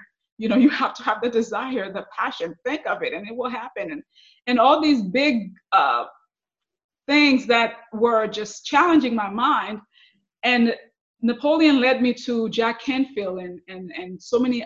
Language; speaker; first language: English; non-native, fluent; Haitian Creole